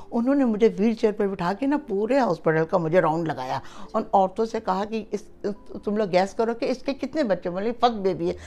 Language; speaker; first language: Urdu; early bilingual, heritage; Urdu